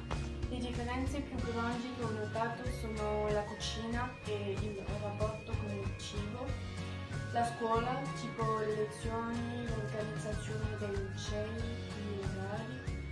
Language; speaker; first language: Italian; non-native, fluent; French